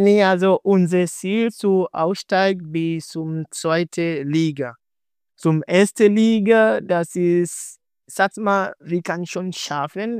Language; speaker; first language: German; non-native, learner; Swahili